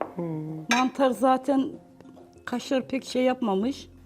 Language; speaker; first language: Turkish; native; Turkish